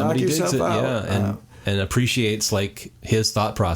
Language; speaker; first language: English; native; English